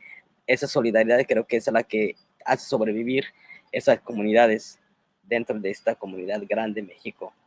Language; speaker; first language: Spanish; non-native, fluent; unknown